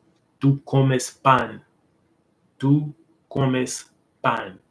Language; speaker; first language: Spanish; non-native, learner; English